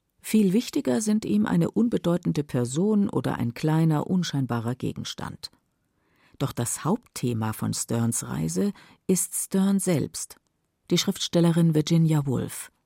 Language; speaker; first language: German; native; German